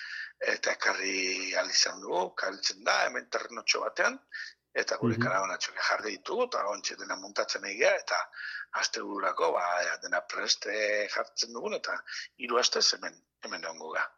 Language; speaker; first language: Basque; native; Basque